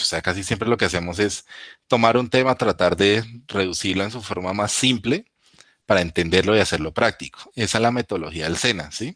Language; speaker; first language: Spanish; native; Spanish